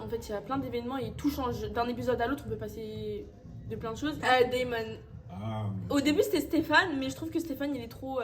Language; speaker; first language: French; native; French